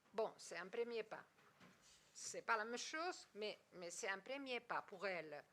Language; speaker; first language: French; non-native, fluent; Spanish